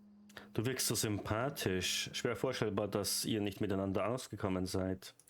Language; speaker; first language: German; native; German